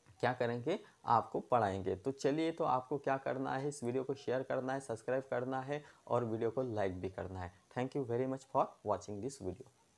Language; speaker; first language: Hindi; non-native, local second language; Marathi